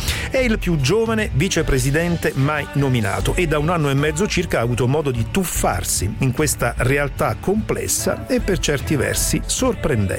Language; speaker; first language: Italian; native; Italian